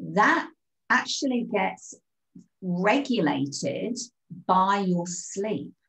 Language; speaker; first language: English; native; English